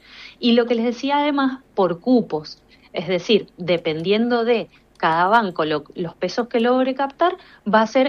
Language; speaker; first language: Spanish; native; Spanish